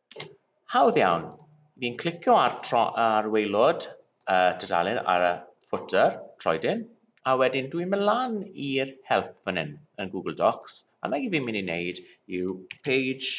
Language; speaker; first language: Welsh; non-native, local second language; English